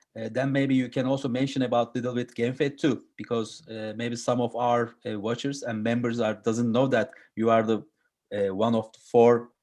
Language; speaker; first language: English; non-native, learner; Turkish